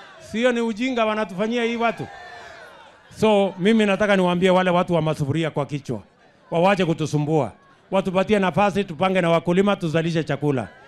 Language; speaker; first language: Swahili; non-native, local second language; Kalenjin